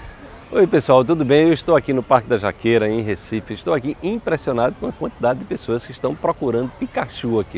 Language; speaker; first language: Portuguese; native; Portuguese